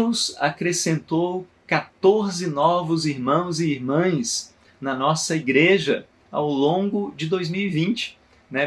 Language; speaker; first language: Portuguese; native; Portuguese